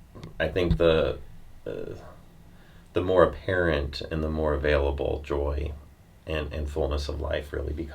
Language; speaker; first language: English; native; English